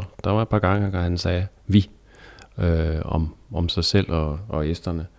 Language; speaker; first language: Danish; native; Danish